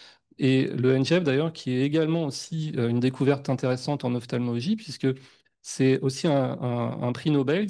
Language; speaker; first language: French; native; French